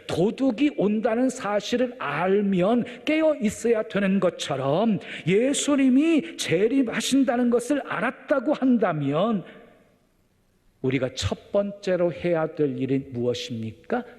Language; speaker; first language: Korean; native; Korean